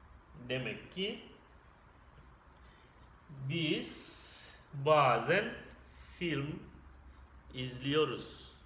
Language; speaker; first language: Turkish; non-native, fluent; Indonesian